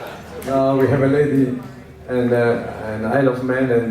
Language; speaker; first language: English; non-native, learner; Italian